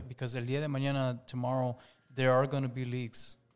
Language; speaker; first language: English; early bilingual, other home language; Spanish